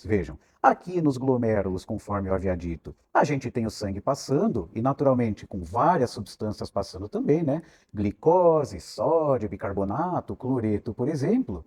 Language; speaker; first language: Portuguese; native; Portuguese